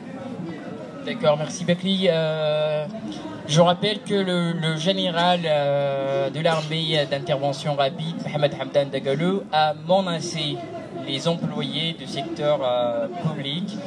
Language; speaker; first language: French; non-native, fluent; Arabic